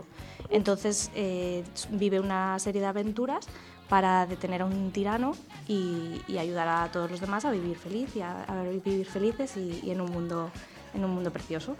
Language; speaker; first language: Spanish; native; Spanish